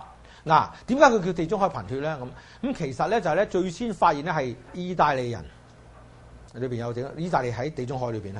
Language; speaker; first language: Chinese; native; Chinese